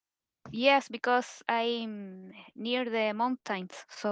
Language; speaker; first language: English; non-native, learner; Spanish